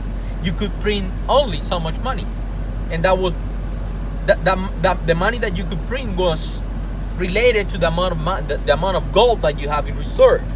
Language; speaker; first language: English; non-native, fluent; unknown